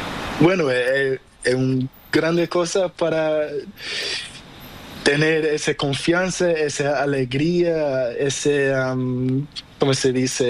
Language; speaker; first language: Spanish; non-native, learner; Portuguese